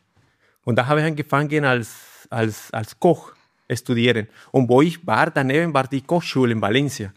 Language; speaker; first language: German; non-native, learner; Spanish